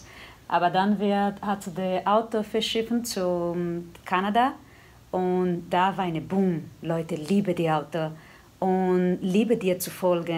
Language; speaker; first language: German; non-native, learner; Portuguese